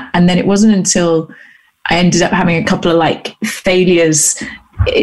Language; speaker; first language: English; native; English